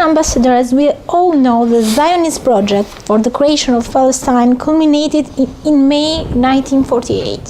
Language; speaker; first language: English; non-native, fluent; Albanian